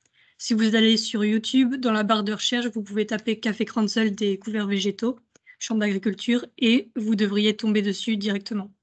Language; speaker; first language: French; native; French